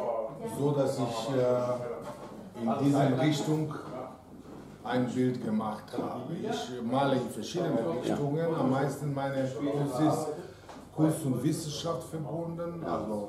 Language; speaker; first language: German; non-native, fluent; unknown